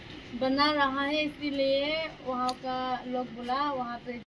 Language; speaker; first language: Hindi; non-native, local second language; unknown